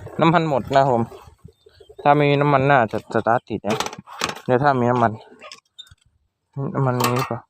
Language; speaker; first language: Thai; native; Thai